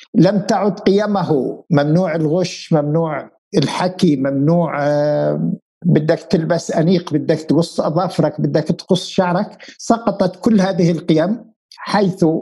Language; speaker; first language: Arabic; native; Arabic